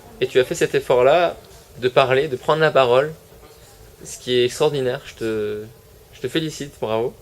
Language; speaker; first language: French; native; French